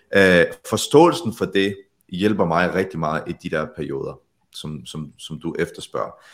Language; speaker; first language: Danish; early bilingual, other home language; Arabic